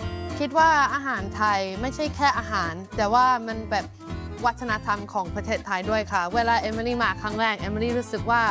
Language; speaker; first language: Thai; non-native, fluent; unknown